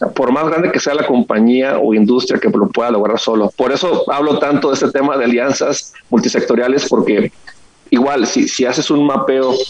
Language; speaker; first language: Spanish; native; Spanish